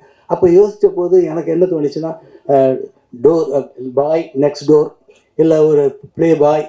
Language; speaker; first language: Tamil; native; Tamil